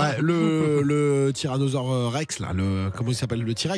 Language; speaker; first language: French; native; French